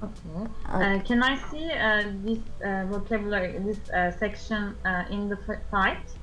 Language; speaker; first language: English; non-native, learner; Turkish